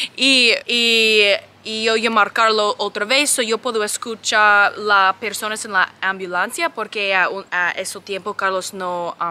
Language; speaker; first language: Spanish; non-native, learner; English